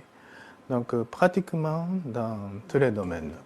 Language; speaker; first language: French; non-native, fluent; Japanese